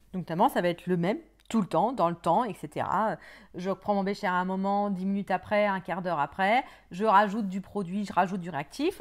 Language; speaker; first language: French; native; French